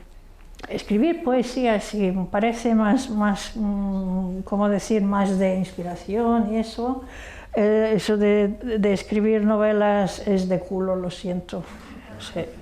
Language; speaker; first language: Spanish; non-native, fluent; Hungarian